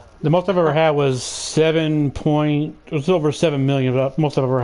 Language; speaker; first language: English; native; English